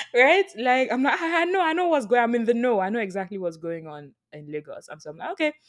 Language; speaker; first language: English; non-native, local second language; Yoruba